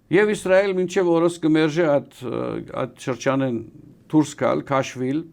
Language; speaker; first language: Armenian; early bilingual, heritage; Armenian